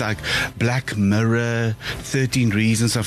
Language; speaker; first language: English; non-native, local second language; Afrikaans